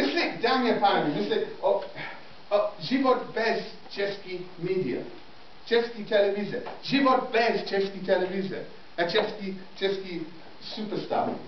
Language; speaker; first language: Czech; non-native, learner; English